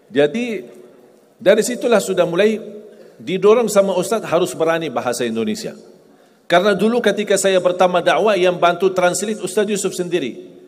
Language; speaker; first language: Malay; non-native, fluent; Arabic